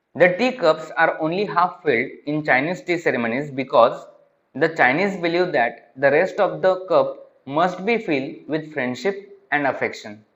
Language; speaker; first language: English; non-native, local second language; Marathi